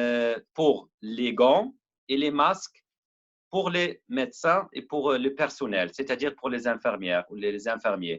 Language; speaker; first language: French; non-native, learner; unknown